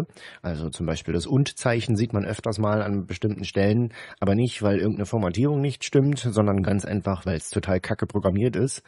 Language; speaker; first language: German; native; German